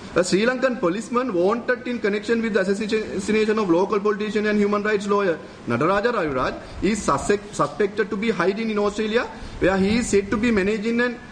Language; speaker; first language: English; non-native, local second language; Sinhala